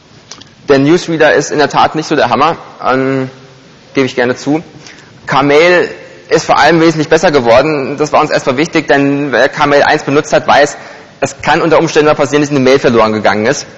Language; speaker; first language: German; native; German